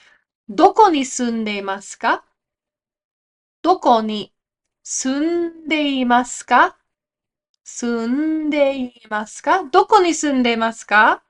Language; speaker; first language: Japanese; non-native, fluent; English